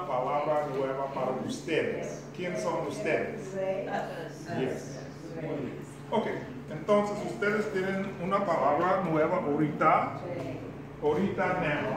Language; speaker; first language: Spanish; non-native, fluent; English